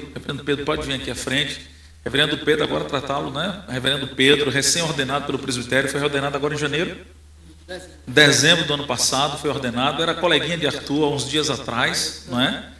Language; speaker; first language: Portuguese; native; Portuguese